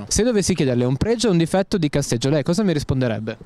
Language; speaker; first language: Italian; native; Italian